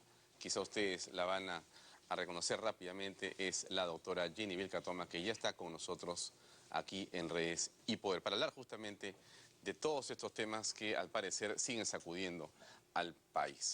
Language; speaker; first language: Spanish; native; Spanish